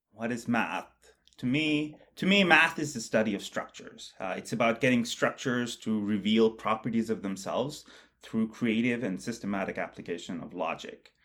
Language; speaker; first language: English; non-native, local second language; Bangla